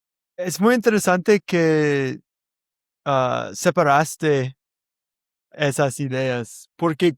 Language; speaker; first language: Spanish; non-native, learner; English